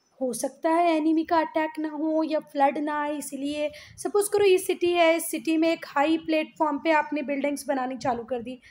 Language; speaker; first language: Hindi; native; Hindi